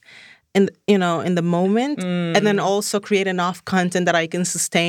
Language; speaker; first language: English; non-native, fluent; Spanish